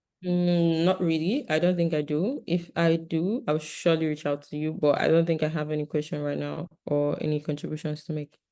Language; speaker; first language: English; non-native, local second language; Yoruba